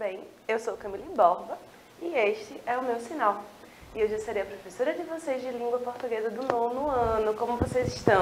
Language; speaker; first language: Portuguese; native; Portuguese